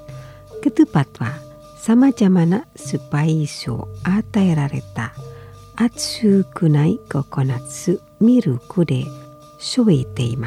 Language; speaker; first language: Japanese; non-native, fluent; Indonesian